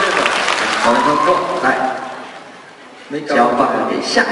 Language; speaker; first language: Chinese; native; Chinese